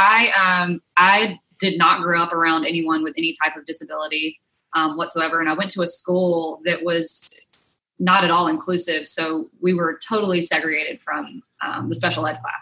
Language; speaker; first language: English; native; English